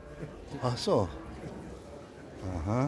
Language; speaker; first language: German; non-native, fluent; Turkish